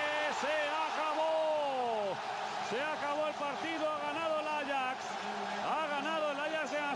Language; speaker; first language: Spanish; native; Spanish